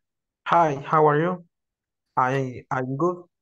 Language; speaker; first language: English; non-native, learner; Spanish